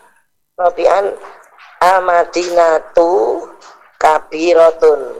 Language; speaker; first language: Arabic; non-native, learner; Indonesian